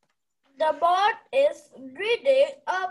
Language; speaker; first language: English; non-native, learner; Vietnamese